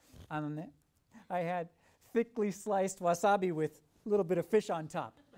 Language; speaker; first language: English; native; English